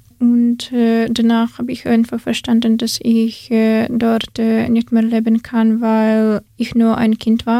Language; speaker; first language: German; non-native, learner; Ukrainian